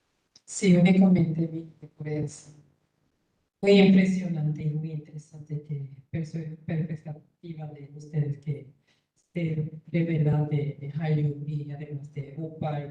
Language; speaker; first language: Spanish; non-native, learner; Korean